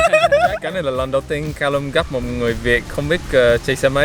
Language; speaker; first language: Vietnamese; non-native, learner; English